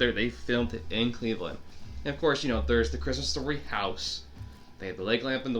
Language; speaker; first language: English; native; English